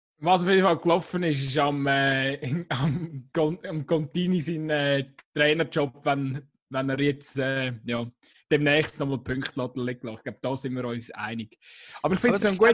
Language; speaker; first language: German; native; German